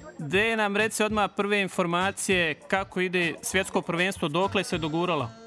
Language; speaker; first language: Croatian; early bilingual, heritage; Bosnian